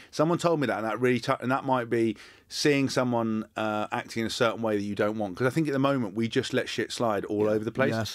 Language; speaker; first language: English; native; English